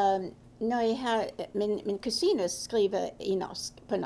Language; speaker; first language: Norwegian; early bilingual, heritage; Norwegian